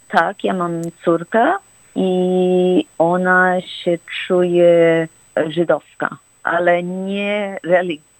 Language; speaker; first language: Polish; early bilingual, heritage; Polish